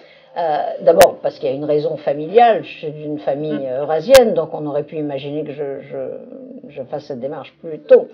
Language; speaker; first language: French; native; French